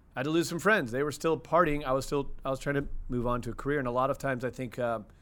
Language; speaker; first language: English; native; English